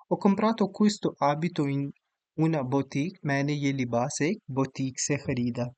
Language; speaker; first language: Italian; non-native, fluent; Urdu